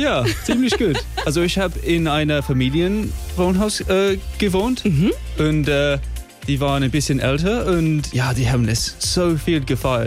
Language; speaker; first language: German; non-native, fluent; English